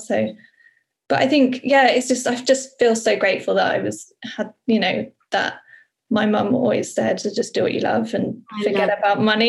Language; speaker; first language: English; native; English